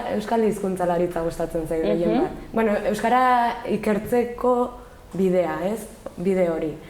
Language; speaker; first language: Basque; non-native, local second language; Spanish